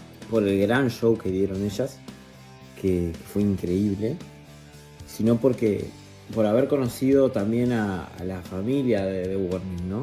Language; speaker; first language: Spanish; native; Spanish